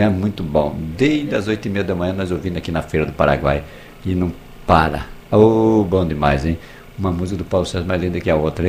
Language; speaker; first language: Portuguese; native; Portuguese